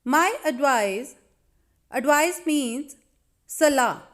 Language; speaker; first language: English; non-native, local second language; Punjabi